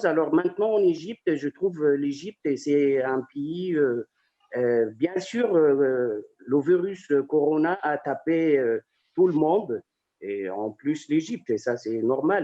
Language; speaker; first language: French; non-native, fluent; Arabic